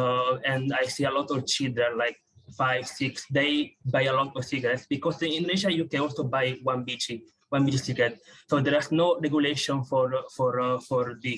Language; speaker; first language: English; non-native, fluent; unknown